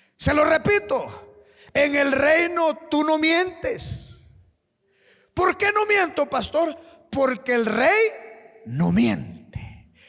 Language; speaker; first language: Spanish; native; Spanish